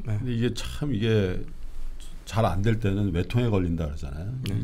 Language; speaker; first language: Korean; native; Korean